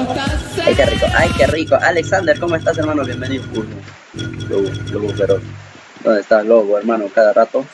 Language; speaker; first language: Spanish; native; Spanish